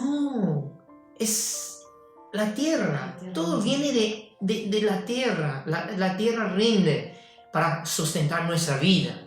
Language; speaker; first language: Spanish; non-native, fluent; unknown